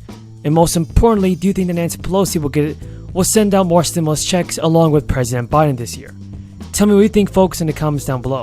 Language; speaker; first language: English; native; English